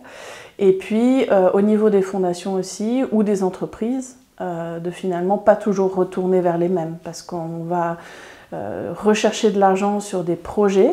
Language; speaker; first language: French; native; French